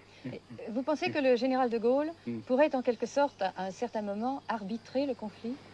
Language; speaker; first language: French; native; French